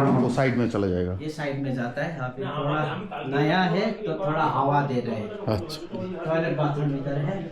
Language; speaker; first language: Hindi; non-native, local second language; Nepali